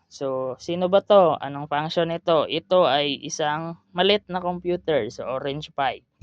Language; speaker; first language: Filipino; non-native, local second language; Cebuano